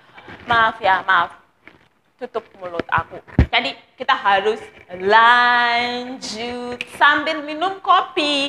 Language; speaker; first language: Indonesian; non-native, fluent; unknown